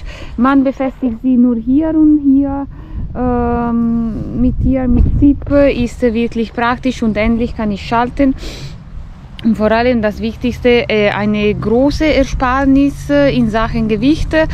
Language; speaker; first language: German; non-native, fluent; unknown